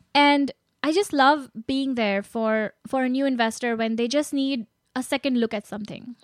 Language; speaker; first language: English; non-native, local second language; Gujarati